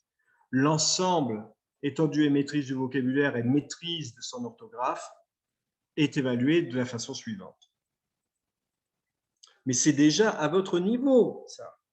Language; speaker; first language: French; native; French